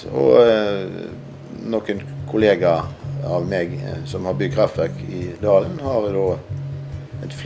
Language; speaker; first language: Norwegian; native; Norwegian